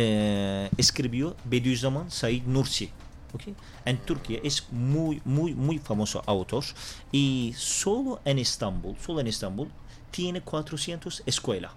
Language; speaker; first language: Spanish; non-native, learner; Turkish